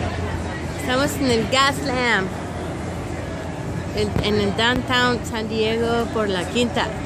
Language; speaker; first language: Spanish; native; Spanish